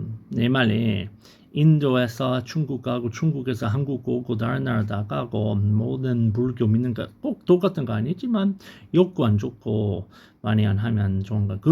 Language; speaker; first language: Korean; non-native, learner; English